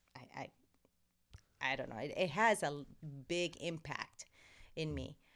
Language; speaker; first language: English; non-native, fluent; Spanish